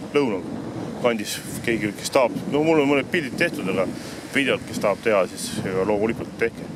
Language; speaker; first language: Estonian; native; Estonian